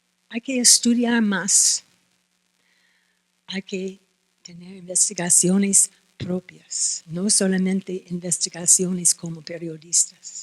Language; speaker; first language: Spanish; non-native, fluent; English